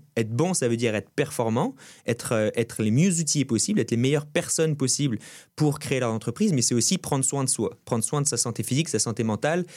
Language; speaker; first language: French; native; French